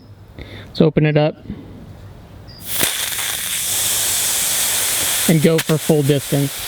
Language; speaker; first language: English; native; English